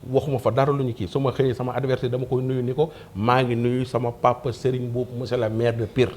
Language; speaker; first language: Wolof; native; Wolof